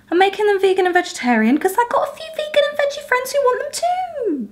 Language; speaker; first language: English; early bilingual, other home language; French